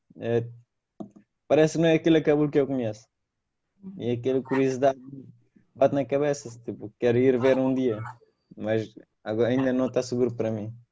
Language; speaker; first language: Portuguese; non-native, fluent; Persian